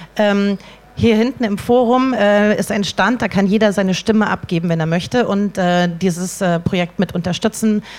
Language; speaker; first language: German; native; German